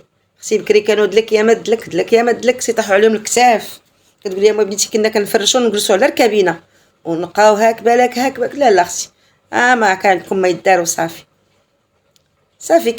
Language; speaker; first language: Arabic; native; Arabic